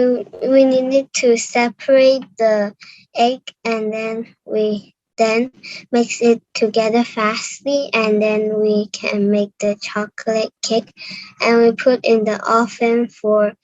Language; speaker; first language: English; non-native, learner; Cantonese